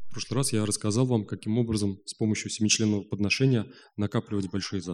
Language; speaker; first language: Russian; native; Russian